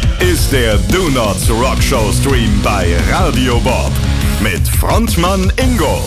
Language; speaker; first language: German; native; German